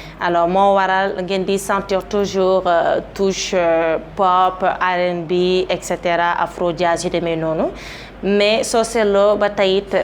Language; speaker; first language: Wolof; non-native, local second language; Fula